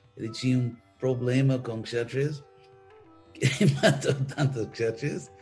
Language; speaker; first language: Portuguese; non-native, fluent; English